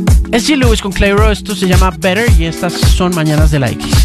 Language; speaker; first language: Spanish; native; Spanish